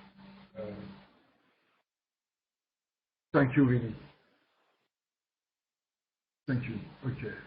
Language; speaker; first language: English; non-native, learner; French